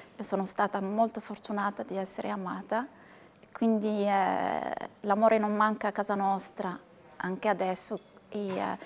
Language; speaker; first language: Italian; non-native, fluent; Arabic